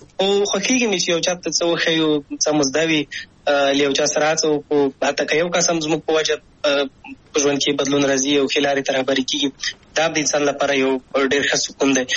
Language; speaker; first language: Pashto; native; Pashto